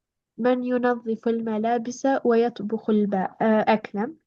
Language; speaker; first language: Arabic; non-native, learner; Albanian